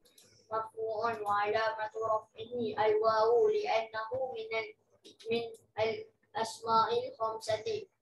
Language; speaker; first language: Arabic; non-native, learner; Malay